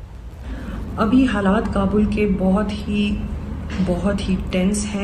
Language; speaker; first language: Hindi; native; Hindi